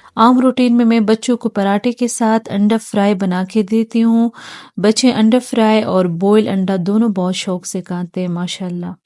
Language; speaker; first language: Urdu; non-native, local second language; Pashto